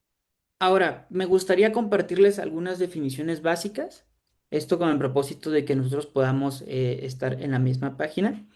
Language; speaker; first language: Spanish; native; Spanish